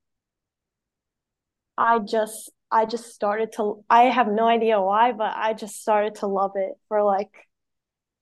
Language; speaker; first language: English; native; English